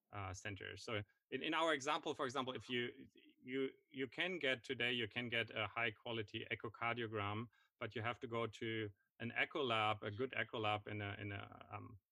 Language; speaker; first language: English; non-native, fluent; German